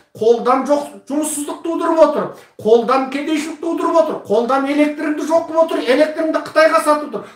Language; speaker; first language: Kazakh; early bilingual, heritage; Kazakh